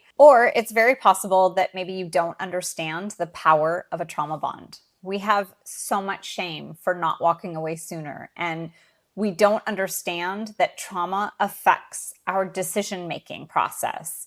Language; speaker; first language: English; native; English